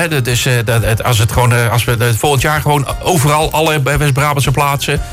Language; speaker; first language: Dutch; native; Dutch